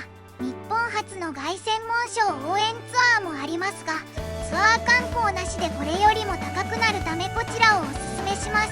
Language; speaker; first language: Japanese; native; Japanese